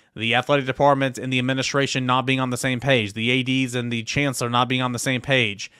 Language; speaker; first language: English; native; English